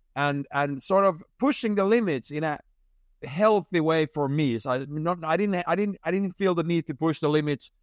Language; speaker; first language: English; non-native, fluent; Finnish